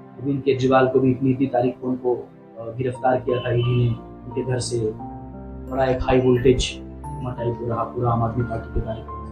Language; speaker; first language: Hindi; native; Hindi